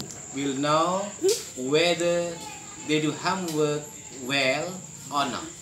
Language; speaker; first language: English; non-native, fluent; Indonesian